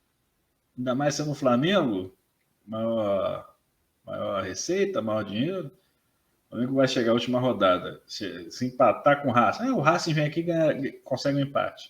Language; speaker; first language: Portuguese; native; Portuguese